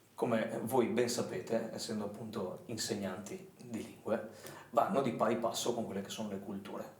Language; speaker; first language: Italian; native; Italian